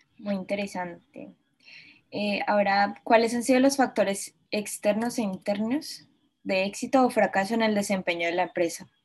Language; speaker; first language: Spanish; native; Spanish